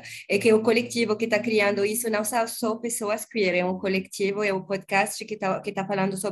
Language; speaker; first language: Portuguese; non-native, learner; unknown